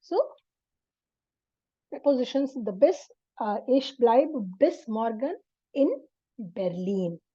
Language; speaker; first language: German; non-native, learner; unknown